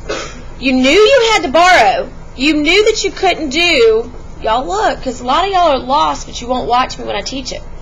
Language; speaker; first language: English; native; English